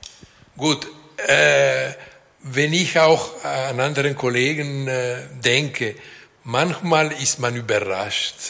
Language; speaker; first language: German; non-native, local second language; French